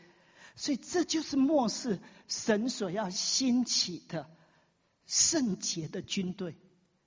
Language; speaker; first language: Chinese; native; Chinese